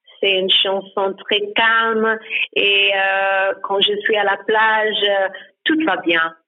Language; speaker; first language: French; non-native, learner; English